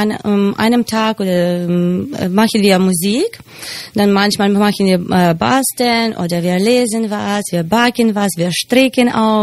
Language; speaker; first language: German; non-native, fluent; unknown